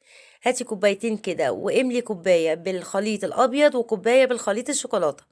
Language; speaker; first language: Arabic; native; Arabic